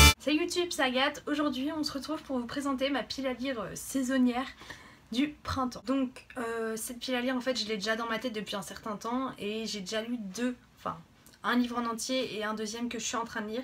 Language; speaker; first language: French; native; French